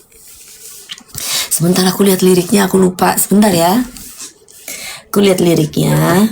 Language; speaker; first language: Indonesian; native; Indonesian